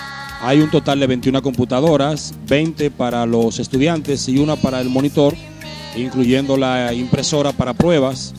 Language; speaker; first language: Spanish; native; Spanish